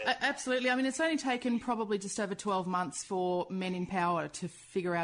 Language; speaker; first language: English; native; English